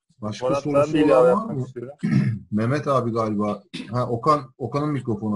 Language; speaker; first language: Turkish; native; Turkish